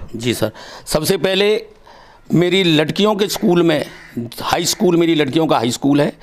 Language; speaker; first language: Hindi; native; Hindi